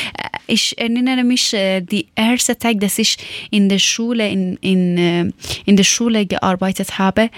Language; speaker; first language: German; non-native, learner; Persian